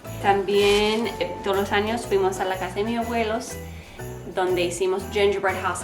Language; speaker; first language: Spanish; non-native, learner; English